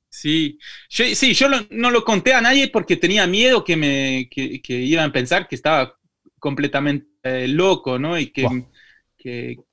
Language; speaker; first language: Spanish; non-native, fluent; French